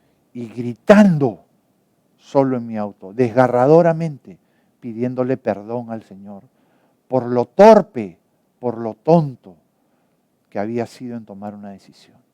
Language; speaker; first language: Spanish; native; Spanish